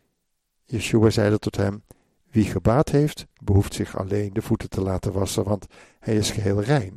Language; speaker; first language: Dutch; native; Dutch